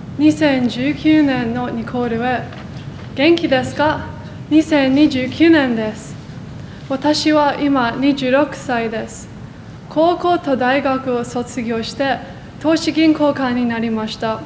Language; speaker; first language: Japanese; non-native, learner; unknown